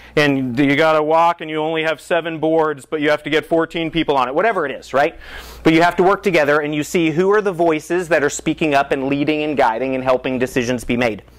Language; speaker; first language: English; native; English